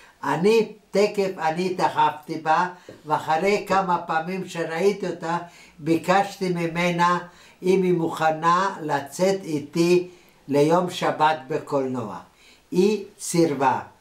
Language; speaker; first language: Hebrew; non-native, fluent; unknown